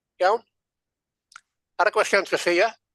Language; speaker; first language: Welsh; native; Welsh